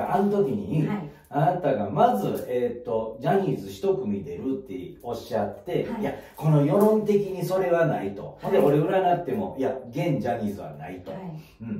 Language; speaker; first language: Japanese; native; Japanese